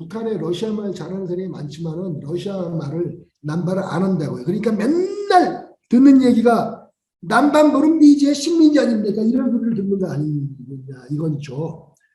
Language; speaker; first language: Korean; native; Korean